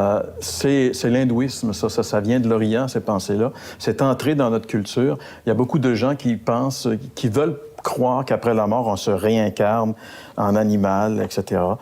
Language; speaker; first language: French; native; French